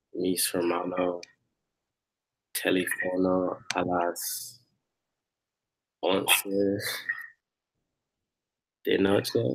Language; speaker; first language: Spanish; non-native, learner; English